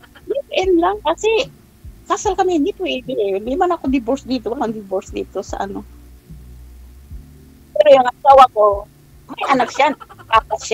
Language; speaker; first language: Filipino; non-native, local second language; Chavacano